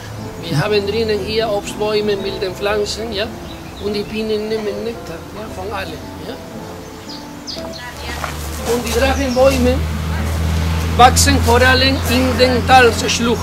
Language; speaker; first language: German; non-native, fluent; Spanish